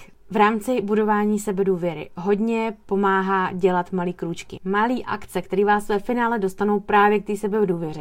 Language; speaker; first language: Czech; native; Czech